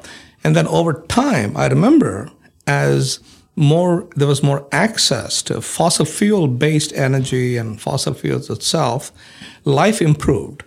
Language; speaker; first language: English; non-native, local second language; Malayalam